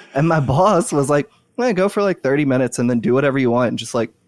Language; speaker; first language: English; native; English